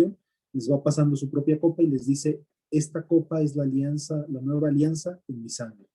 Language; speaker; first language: Spanish; native; Spanish